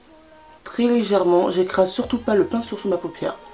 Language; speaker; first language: French; native; French